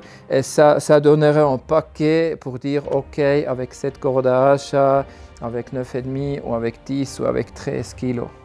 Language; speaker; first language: French; non-native, learner; German